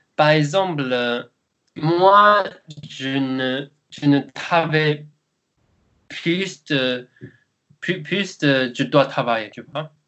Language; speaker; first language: French; non-native, learner; Chinese